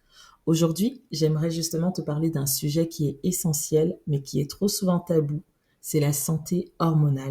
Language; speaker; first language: French; native; French